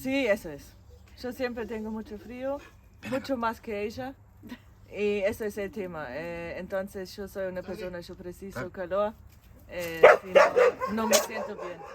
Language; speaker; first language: Spanish; non-native, fluent; German